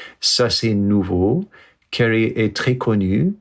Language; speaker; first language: French; non-native, fluent; English